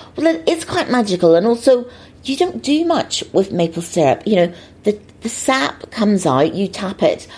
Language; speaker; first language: English; native; English